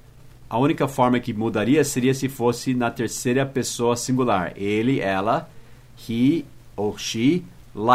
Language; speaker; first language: Portuguese; non-native, fluent; English